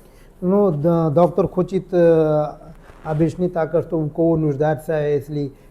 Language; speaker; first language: Russian; non-native, learner; Hindi